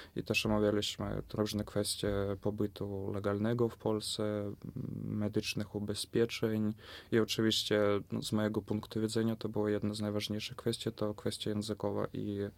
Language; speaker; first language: Polish; non-native, fluent; Russian